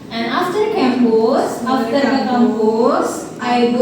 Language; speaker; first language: English; non-native, learner; Indonesian